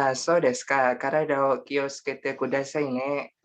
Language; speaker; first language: Japanese; non-native, learner; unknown